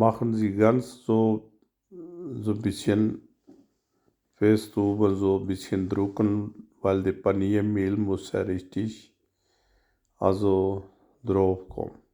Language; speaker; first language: German; non-native, learner; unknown